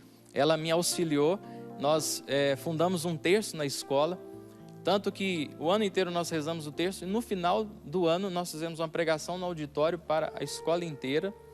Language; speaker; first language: Portuguese; native; Portuguese